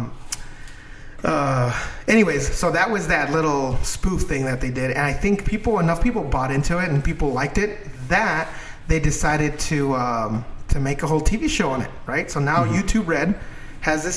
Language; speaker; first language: English; non-native, fluent; Spanish